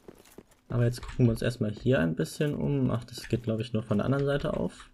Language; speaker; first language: German; native; German